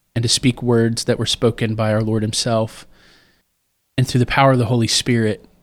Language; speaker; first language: English; native; English